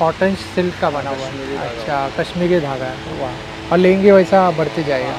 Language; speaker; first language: Hindi; non-native, local second language; Marathi